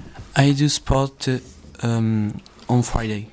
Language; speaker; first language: English; non-native, learner; Italian